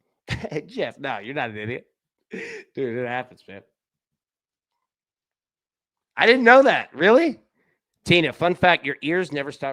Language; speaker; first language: English; native; English